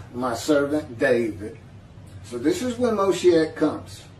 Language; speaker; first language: English; native; English